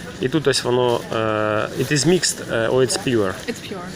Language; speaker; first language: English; non-native, learner; Ukrainian